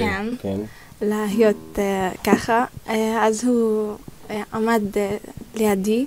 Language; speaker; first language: Hebrew; non-native, local second language; Arabic